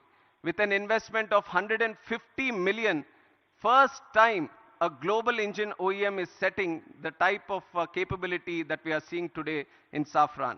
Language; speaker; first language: English; non-native, local second language; Telugu